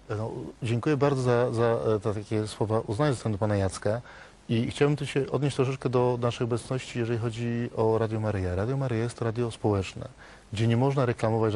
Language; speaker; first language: Polish; native; Polish